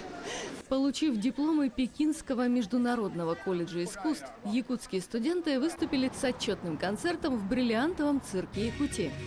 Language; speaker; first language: Russian; native; Russian